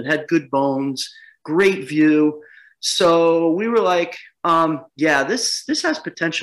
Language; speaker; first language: English; native; English